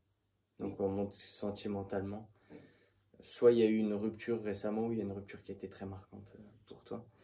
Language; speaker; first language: French; native; French